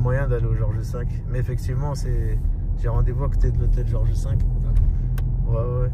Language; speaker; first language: French; early bilingual, other home language; Arabic